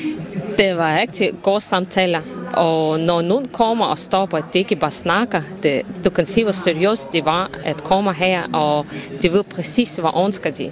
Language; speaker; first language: Danish; non-native, learner; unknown